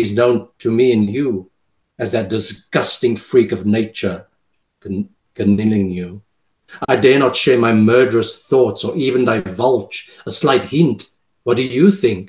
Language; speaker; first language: English; non-native, local second language; Afrikaans